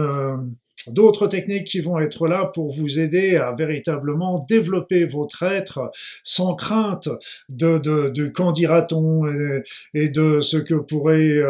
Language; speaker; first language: French; native; French